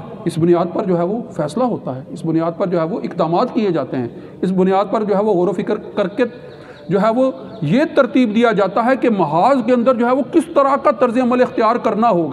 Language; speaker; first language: Urdu; native; Urdu